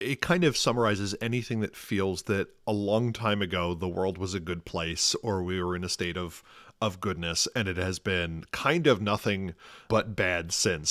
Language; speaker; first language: English; native; English